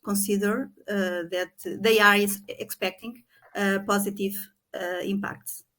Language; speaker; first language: English; non-native, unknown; Portuguese